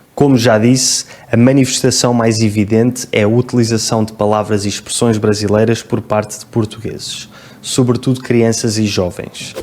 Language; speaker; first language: Portuguese; native; Portuguese